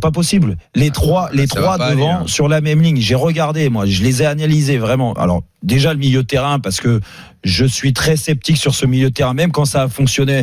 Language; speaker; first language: French; native; French